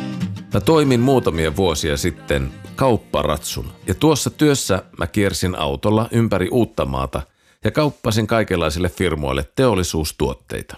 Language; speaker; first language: Finnish; native; Finnish